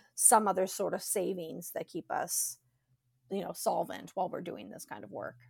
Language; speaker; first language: English; native; English